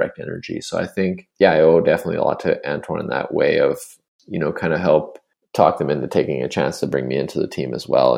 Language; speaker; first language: English; native; English